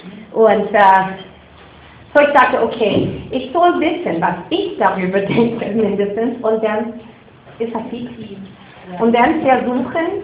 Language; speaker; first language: German; non-native, fluent; English